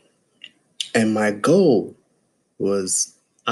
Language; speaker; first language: English; non-native, local second language; Yoruba